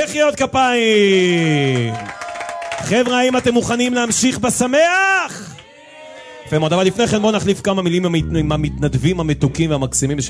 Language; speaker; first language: Hebrew; native; Hebrew